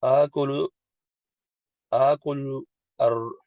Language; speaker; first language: Arabic; non-native, learner; English